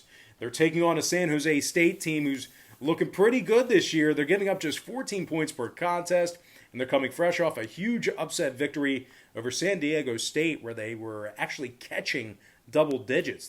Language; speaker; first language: English; native; English